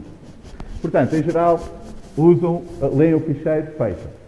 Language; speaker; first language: Portuguese; native; Portuguese